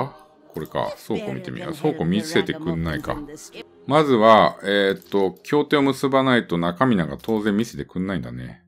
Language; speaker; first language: Japanese; native; Japanese